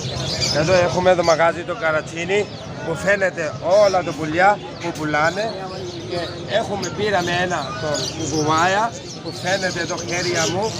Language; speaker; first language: Greek; non-native, learner; Urdu